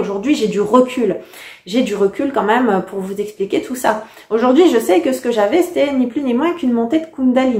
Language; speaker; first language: French; native; French